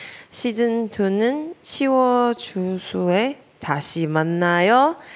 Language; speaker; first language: Korean; non-native, learner; Chinese